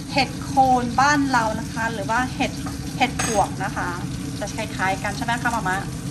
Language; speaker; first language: Thai; early bilingual, heritage; Thai